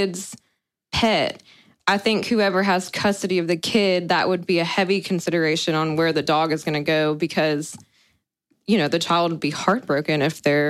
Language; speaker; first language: English; native; English